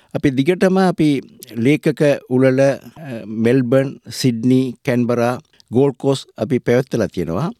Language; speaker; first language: Sinhala; non-native, local second language; Tamil